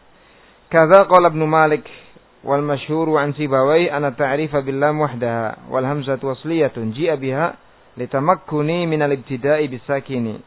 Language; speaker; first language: Arabic; non-native, fluent; Indonesian